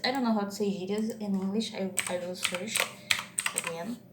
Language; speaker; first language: English; non-native, learner; Portuguese